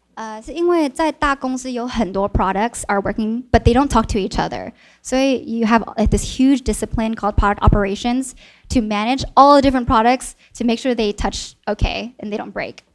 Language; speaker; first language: English; early bilingual, other home language; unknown